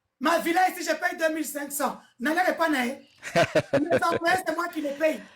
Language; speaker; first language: French; non-native, local second language; Lingala